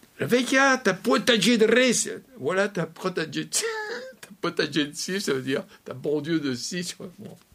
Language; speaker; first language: French; native; French